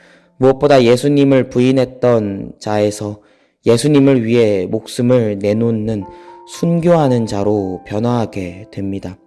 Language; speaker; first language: Korean; native; Korean